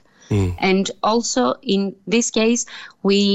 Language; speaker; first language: English; native; English